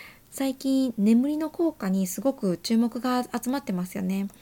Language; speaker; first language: Japanese; native; Japanese